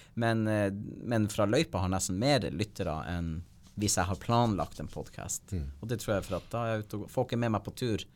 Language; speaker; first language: Norwegian; native; Norwegian